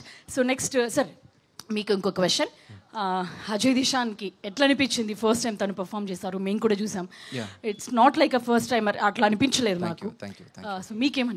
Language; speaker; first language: Telugu; native; Telugu